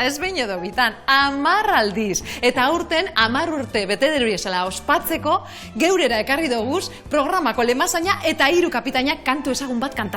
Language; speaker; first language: Basque; native; Basque